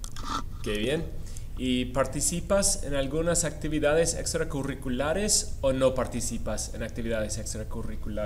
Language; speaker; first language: Spanish; non-native, fluent; English